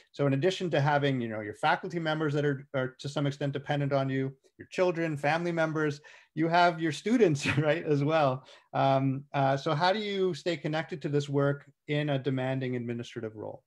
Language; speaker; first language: English; native; English